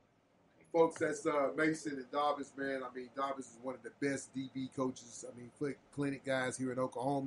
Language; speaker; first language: English; native; English